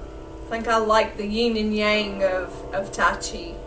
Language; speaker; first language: English; native; English